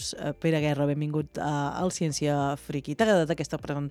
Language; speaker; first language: Catalan; native; Catalan